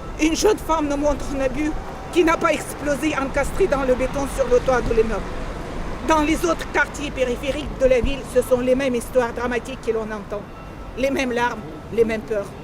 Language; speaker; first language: French; non-native, learner; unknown